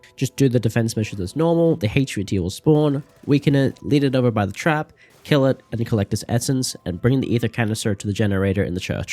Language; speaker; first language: English; native; English